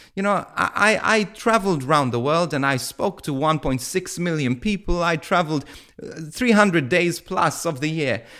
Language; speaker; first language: English; non-native, fluent; Maltese